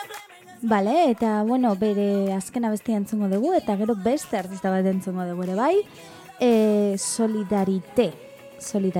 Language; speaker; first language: Basque; non-native, learner; Spanish